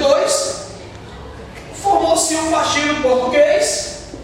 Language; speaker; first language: Portuguese; native; Portuguese